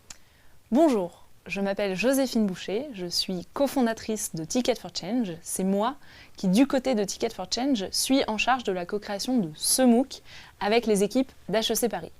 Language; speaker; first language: French; native; French